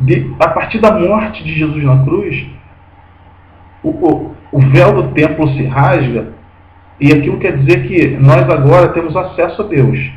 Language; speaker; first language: Portuguese; native; Portuguese